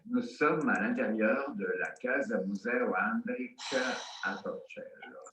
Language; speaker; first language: French; early bilingual, heritage; Italian